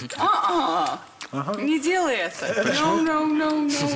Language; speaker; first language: Russian; early bilingual, heritage; English